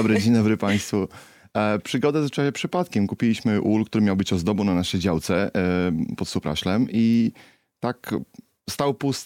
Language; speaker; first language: Polish; native; Polish